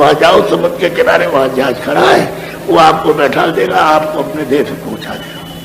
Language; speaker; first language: Hindi; native; Hindi